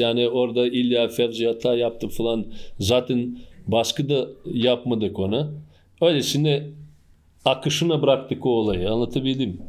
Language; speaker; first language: Turkish; non-native, fluent; Bosnian